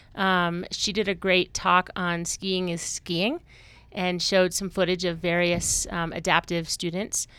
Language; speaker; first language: English; native; English